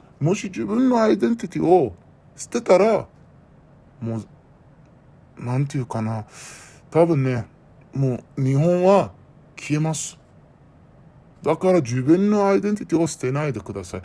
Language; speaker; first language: Japanese; non-native, learner; Arabic